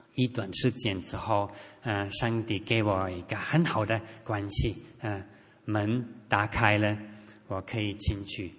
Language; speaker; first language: Chinese; non-native, fluent; German